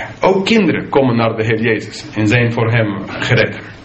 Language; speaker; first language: Dutch; non-native, fluent; English